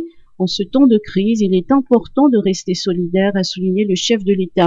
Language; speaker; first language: French; non-native, local second language; Malagasy